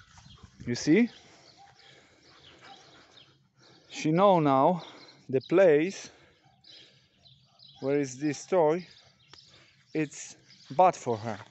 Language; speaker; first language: English; non-native, learner; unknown